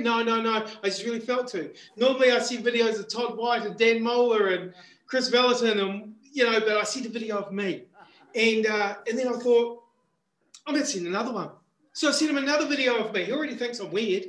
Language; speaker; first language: English; native; English